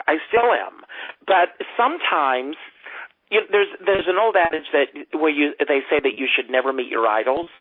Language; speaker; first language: English; native; English